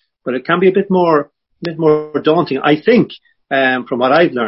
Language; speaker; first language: English; native; English